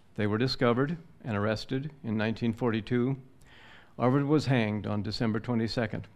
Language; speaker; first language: English; native; English